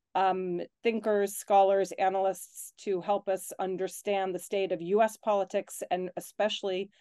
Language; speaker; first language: English; native; English